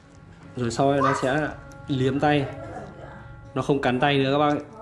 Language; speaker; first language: Vietnamese; native; Vietnamese